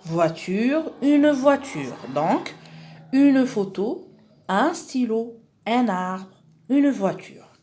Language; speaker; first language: French; non-native, local second language; Arabic